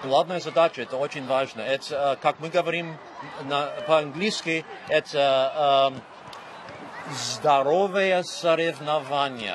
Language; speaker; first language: Russian; non-native, fluent; English